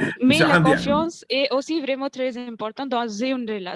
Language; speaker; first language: French; non-native, learner; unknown